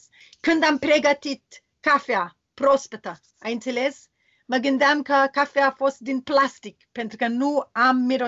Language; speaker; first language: Romanian; non-native, learner; English